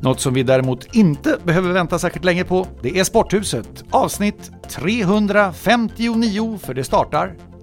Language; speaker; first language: Swedish; native; Swedish